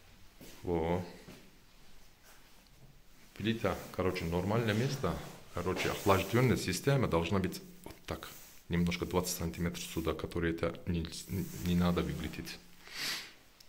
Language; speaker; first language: Russian; non-native, learner; Turkish